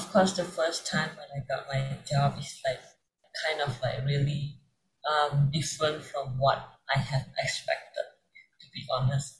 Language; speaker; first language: English; non-native, local second language; Chinese